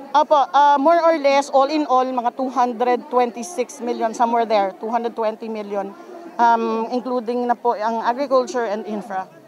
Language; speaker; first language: Filipino; non-native, local second language; Bikol